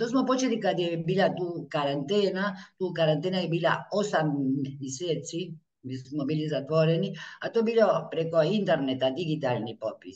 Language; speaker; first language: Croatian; early bilingual, heritage; Croatian